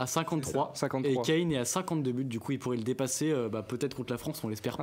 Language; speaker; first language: French; native; French